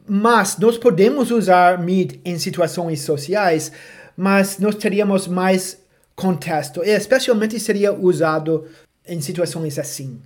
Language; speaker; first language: Portuguese; non-native, fluent; English